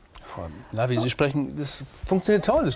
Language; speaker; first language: German; native; German